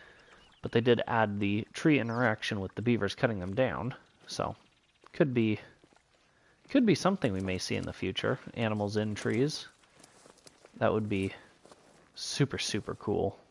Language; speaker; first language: English; native; English